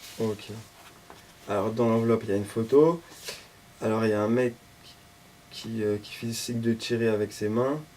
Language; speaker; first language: French; native; French